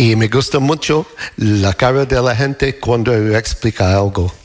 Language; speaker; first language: Spanish; non-native, learner; English